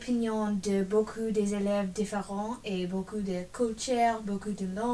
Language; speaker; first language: French; non-native, learner; English